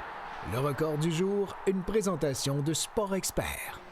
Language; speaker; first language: French; native; French